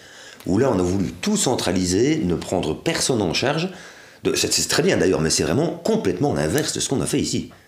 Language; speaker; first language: French; native; French